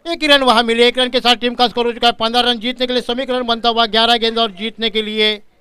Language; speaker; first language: Hindi; non-native, local second language; Marathi